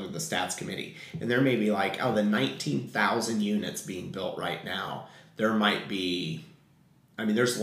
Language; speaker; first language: English; native; English